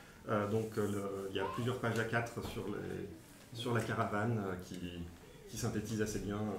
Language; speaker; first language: French; native; French